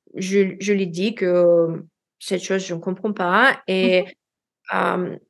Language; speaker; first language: French; non-native, learner; Russian